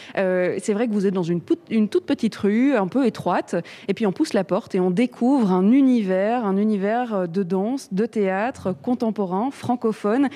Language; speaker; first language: French; native; French